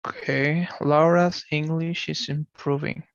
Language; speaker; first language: English; non-native, learner; Portuguese